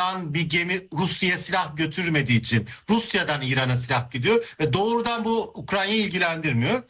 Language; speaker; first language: Turkish; native; Turkish